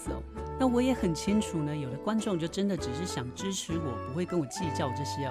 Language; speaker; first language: Chinese; native; Chinese